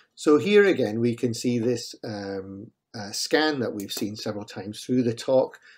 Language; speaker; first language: English; native; English